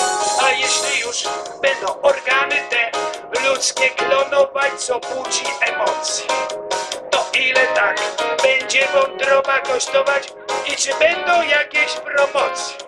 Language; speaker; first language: Polish; native; Polish